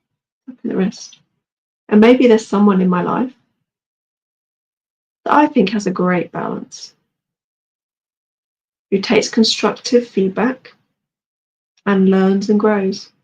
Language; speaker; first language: English; native; English